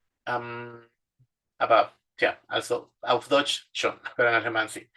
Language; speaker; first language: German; non-native, fluent; Spanish